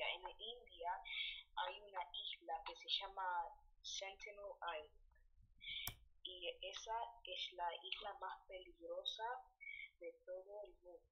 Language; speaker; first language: Spanish; early bilingual, heritage; Spanish